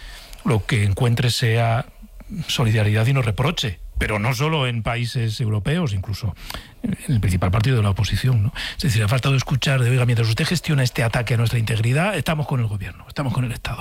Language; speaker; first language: Spanish; native; Spanish